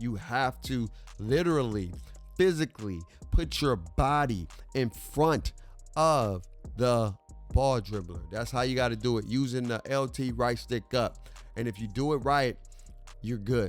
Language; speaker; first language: English; native; English